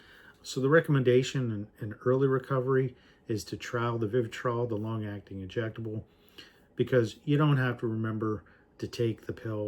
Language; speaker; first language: English; native; English